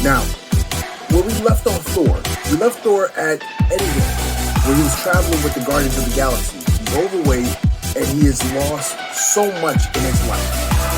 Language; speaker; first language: English; native; English